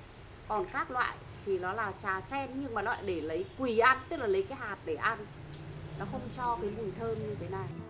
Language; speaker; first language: Vietnamese; native; Vietnamese